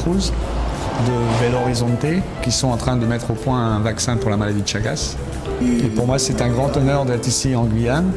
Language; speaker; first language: French; non-native, fluent; Portuguese